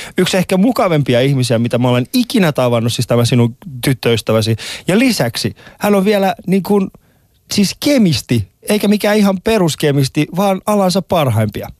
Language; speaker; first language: Finnish; early bilingual, other home language; Persian